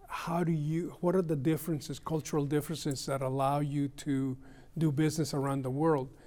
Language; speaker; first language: English; early bilingual, other home language; Spanish